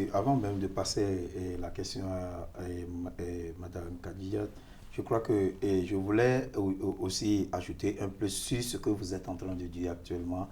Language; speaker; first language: French; non-native, fluent; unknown